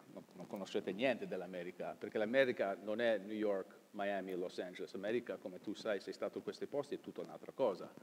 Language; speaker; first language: Italian; early bilingual, heritage; Italian